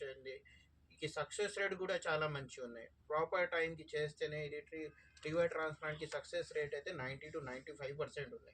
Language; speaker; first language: Telugu; native; Telugu